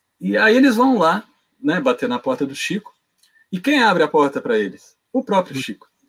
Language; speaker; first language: Portuguese; native; Portuguese